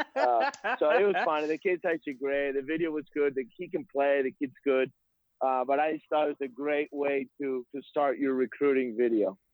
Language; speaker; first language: English; non-native, fluent; Spanish